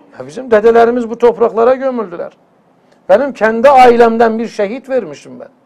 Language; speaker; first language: Turkish; native; Turkish